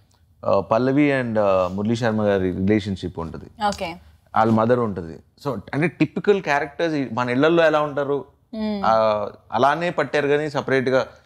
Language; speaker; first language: Telugu; native; Telugu